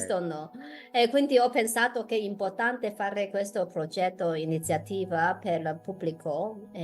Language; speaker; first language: Italian; non-native, fluent; Chinese